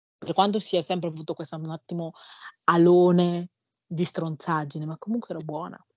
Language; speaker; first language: Italian; early bilingual, other home language; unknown